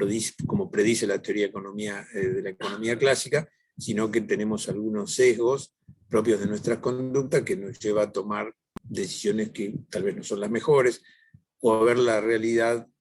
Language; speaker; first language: Spanish; native; Spanish